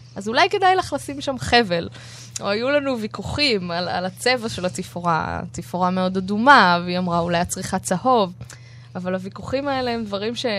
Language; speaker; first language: Hebrew; native; Hebrew